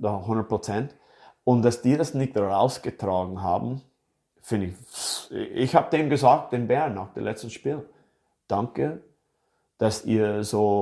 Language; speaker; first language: German; non-native, fluent; English